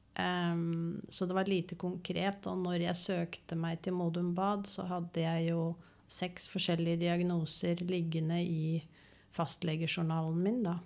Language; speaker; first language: Norwegian; native; Norwegian